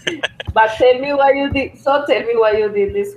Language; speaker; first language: English; non-native, fluent; Spanish